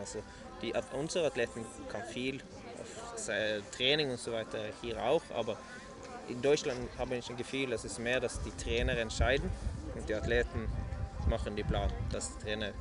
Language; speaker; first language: German; non-native, learner; Norwegian